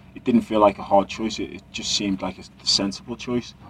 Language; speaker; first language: English; native; English